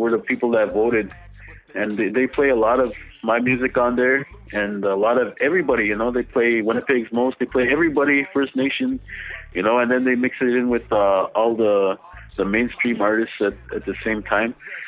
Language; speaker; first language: English; native; English